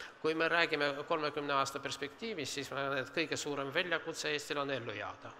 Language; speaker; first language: Estonian; non-native, local second language; Russian